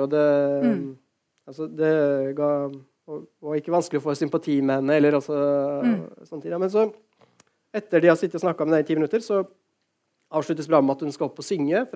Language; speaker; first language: Norwegian; native; Norwegian